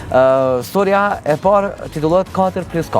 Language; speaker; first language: Albanian; native; Albanian